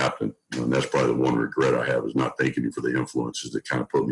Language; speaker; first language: English; native; English